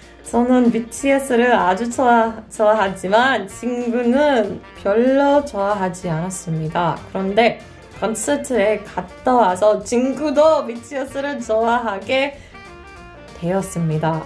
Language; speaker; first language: Korean; non-native, learner; English